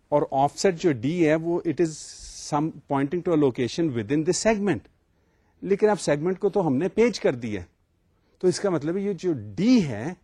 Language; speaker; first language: Urdu; native; Urdu